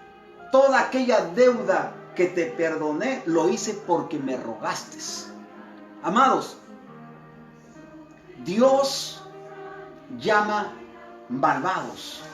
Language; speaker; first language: Spanish; native; Spanish